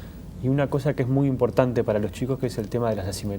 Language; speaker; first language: Spanish; native; Spanish